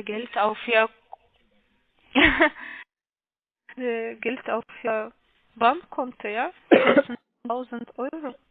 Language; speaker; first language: German; non-native, learner; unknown